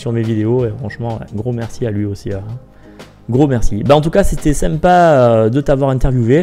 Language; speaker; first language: French; native; French